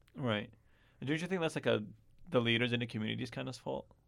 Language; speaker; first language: English; early bilingual, other home language; Arabic